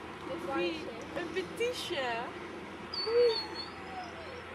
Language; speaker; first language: French; non-native, learner; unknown